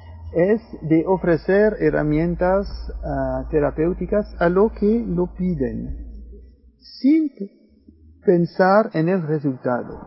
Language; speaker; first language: Spanish; non-native, fluent; French